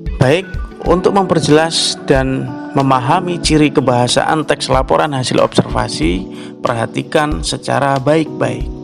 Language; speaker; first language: Indonesian; native; Indonesian